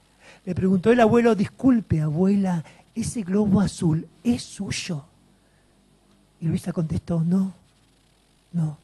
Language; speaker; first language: Spanish; native; Spanish